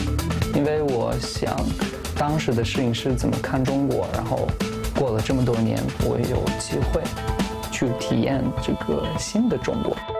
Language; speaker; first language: Chinese; non-native, fluent; Tajik